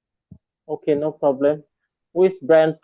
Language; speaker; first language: English; non-native, learner; Bangla